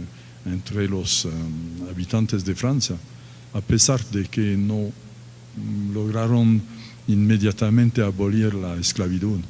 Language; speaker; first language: Spanish; non-native, fluent; French